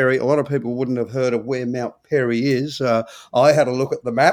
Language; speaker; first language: English; native; English